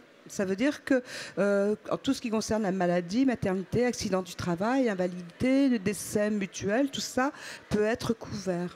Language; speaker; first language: French; native; French